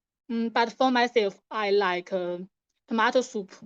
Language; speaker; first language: English; non-native, learner; Chinese